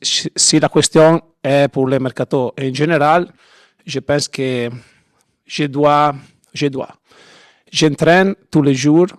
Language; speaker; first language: French; non-native, learner; Italian